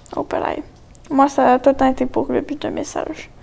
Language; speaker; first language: French; native; French